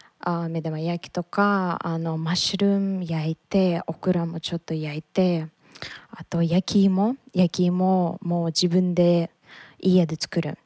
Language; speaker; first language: Japanese; non-native, learner; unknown